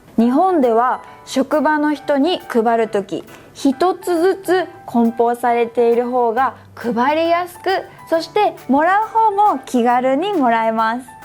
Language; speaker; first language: Japanese; native; Japanese